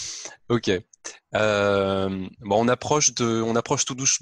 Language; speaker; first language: French; native; French